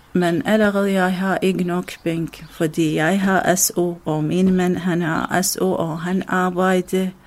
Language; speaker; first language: Danish; non-native, learner; Arabic